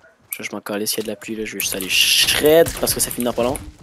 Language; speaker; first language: French; native; French